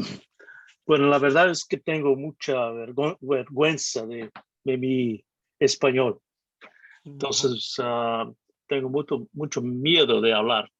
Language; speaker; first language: Spanish; non-native, fluent; Portuguese